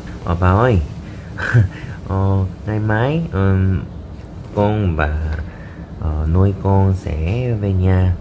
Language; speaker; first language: Vietnamese; non-native, learner; Korean